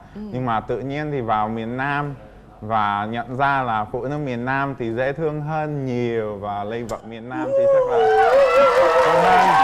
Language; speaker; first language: Vietnamese; non-native, fluent; Czech